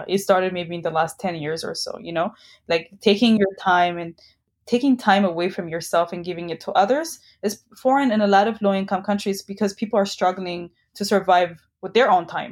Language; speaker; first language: English; non-native, fluent; Amharic